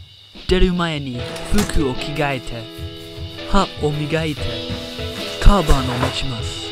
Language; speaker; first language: Japanese; non-native, learner; English